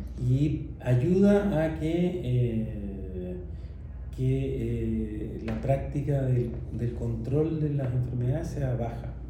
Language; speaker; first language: Spanish; native; Spanish